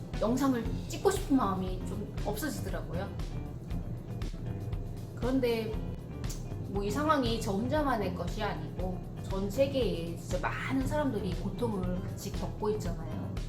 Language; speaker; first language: Korean; native; Korean